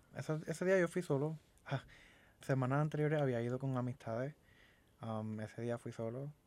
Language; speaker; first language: Spanish; native; Spanish